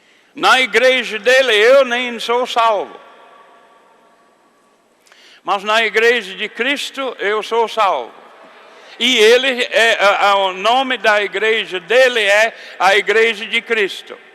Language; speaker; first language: Portuguese; non-native, fluent; English